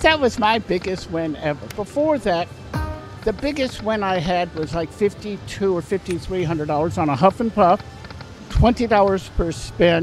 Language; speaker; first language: English; native; English